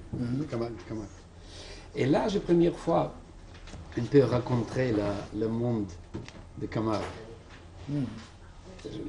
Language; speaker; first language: French; non-native, fluent; Serbian